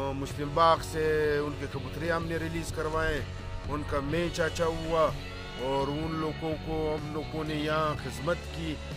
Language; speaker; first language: Urdu; non-native, local second language; Pashto